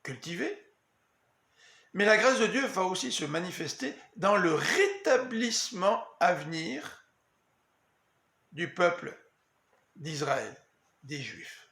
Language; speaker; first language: French; native; French